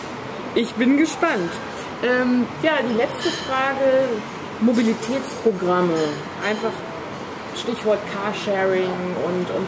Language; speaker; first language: German; native; German